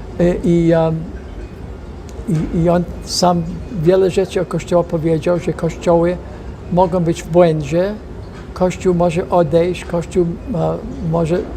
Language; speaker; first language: Polish; non-native, fluent; English